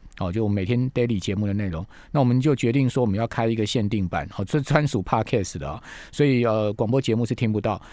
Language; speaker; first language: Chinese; native; Chinese